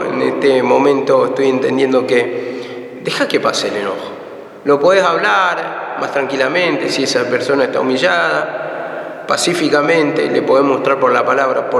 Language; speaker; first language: Spanish; native; Spanish